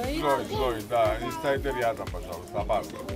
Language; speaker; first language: Russian; non-native, learner; Greek